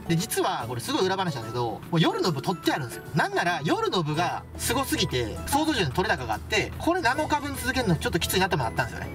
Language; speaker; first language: Japanese; native; Japanese